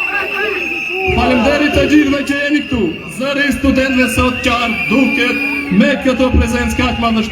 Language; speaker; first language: Albanian; native; Albanian